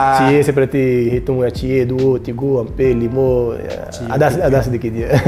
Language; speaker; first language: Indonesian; non-native, learner; Portuguese